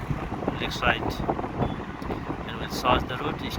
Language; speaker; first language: English; non-native, fluent; Nepali